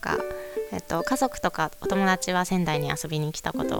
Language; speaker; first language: Japanese; native; Japanese